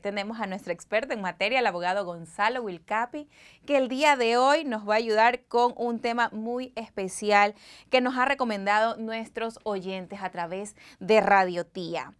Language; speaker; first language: Spanish; native; Spanish